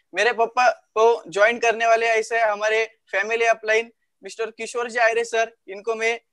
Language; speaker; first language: Hindi; non-native, local second language; Marathi